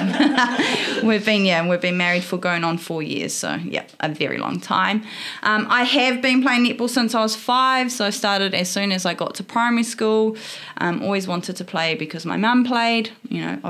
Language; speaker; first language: English; native; English